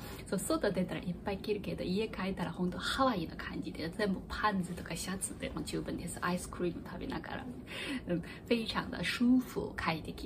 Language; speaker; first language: Japanese; non-native, fluent; Chinese